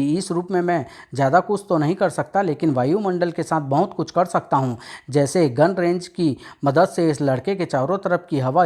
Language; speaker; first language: Hindi; native; Hindi